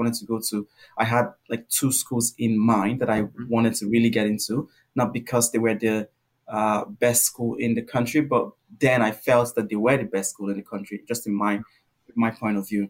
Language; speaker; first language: English; non-native, local second language; Igbo